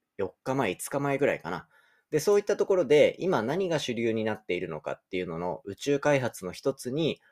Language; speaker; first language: Japanese; native; Japanese